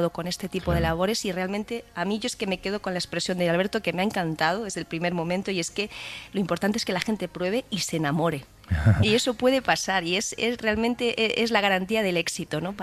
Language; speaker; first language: Spanish; native; Spanish